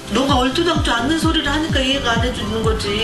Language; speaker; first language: Korean; native; Korean